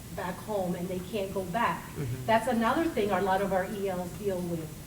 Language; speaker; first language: English; early bilingual, other home language; Spanish